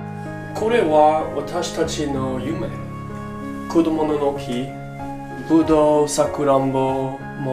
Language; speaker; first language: Japanese; non-native, learner; English